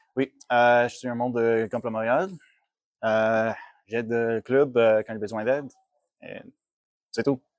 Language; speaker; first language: French; non-native, local second language; English